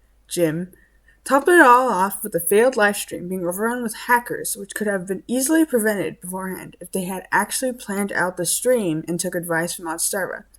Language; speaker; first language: English; native; English